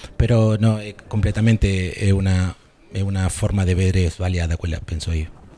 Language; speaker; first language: Italian; non-native, learner; Spanish